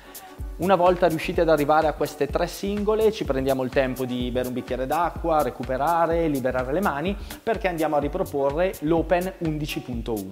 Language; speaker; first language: Italian; native; Italian